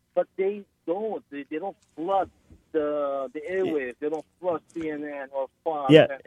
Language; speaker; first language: English; non-native, fluent; Arabic